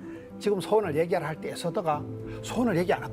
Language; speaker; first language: Korean; native; Korean